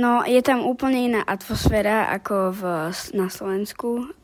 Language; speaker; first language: Slovak; early bilingual, heritage; Slovak